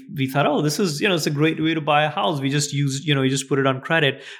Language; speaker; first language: English; non-native, local second language; Gujarati